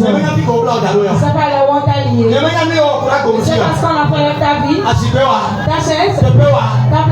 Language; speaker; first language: French; non-native, local second language; Ewe